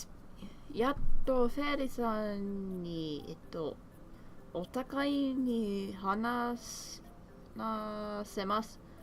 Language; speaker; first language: Japanese; non-native, learner; English